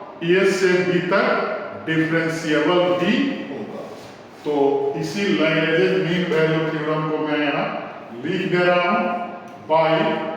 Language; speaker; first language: Hindi; native; Hindi